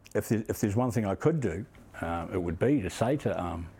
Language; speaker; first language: English; native; English